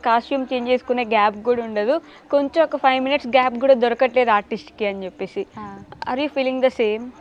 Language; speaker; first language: Telugu; native; Telugu